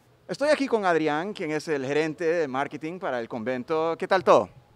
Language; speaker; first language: Spanish; early bilingual, heritage; Spanish